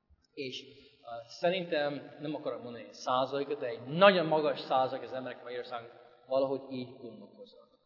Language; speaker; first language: Hungarian; non-native, fluent; English